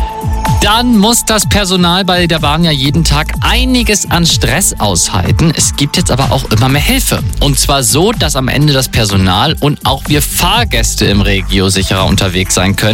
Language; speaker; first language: German; native; German